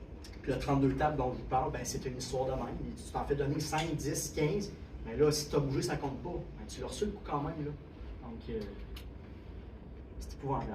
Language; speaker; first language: French; native; French